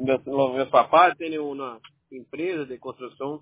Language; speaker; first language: Spanish; non-native, learner; Portuguese